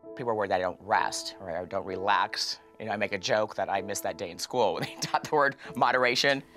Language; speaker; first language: English; native; English